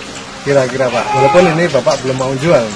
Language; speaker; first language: Indonesian; native; Indonesian